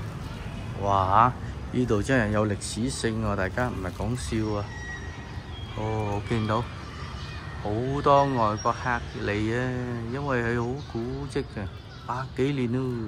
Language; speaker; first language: Chinese; early bilingual, heritage; Cantonese